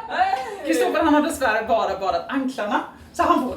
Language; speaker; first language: Swedish; native; Swedish